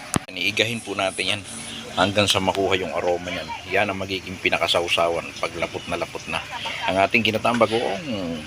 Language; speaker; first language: Filipino; native; Filipino